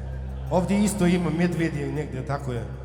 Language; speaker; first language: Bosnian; non-native, learner; Russian